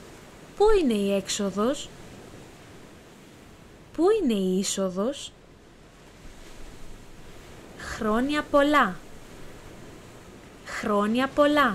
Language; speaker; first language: Greek; non-native, fluent; Turkish